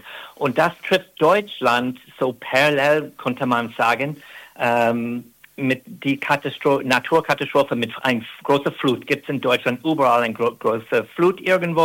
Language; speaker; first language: German; non-native, fluent; English